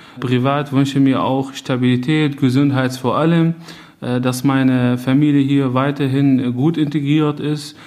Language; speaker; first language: German; non-native, fluent; Arabic